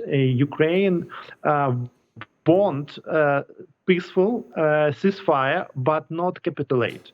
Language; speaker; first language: English; non-native, learner; Ukrainian